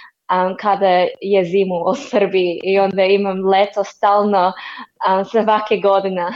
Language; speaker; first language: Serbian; non-native, learner; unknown